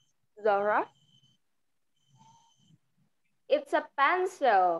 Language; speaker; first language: English; non-native, fluent; Indonesian